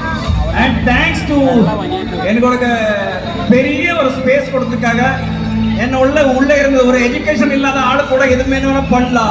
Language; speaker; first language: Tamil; non-native, learner; Kannada